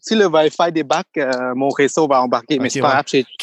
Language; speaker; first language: French; non-native, fluent; Thai